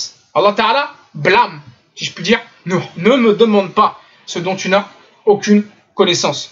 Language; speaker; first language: French; native; French